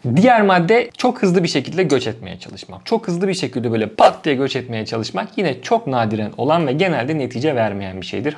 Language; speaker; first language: Turkish; native; Turkish